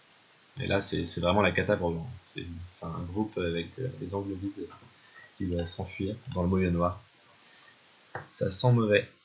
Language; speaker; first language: French; native; French